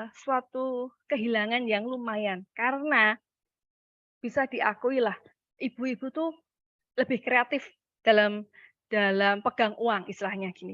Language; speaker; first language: Malay; native; Malay